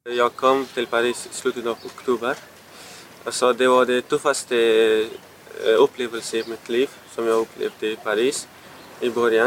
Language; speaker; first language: Swedish; non-native, fluent; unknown